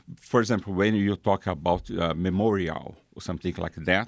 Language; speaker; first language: English; non-native, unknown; Portuguese